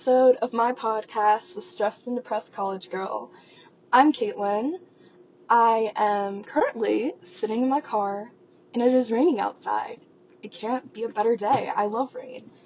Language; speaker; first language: English; native; English